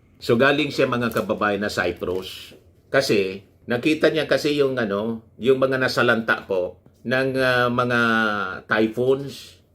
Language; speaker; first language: Filipino; non-native, local second language; Bikol